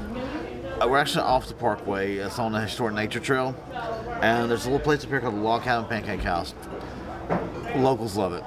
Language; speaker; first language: English; native; English